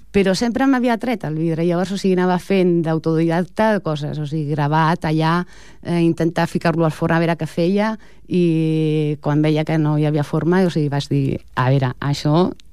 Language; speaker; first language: Catalan; native; Catalan